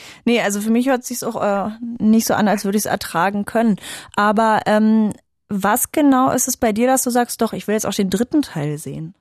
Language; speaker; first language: German; native; German